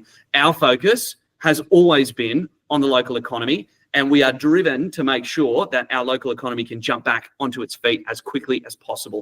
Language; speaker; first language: English; native; English